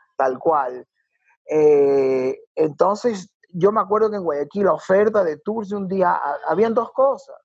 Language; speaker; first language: Spanish; native; Spanish